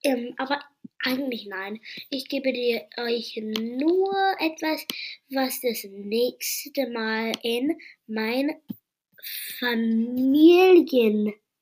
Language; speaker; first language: German; non-native, learner; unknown